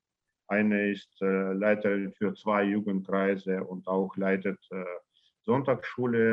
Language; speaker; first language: German; non-native, learner; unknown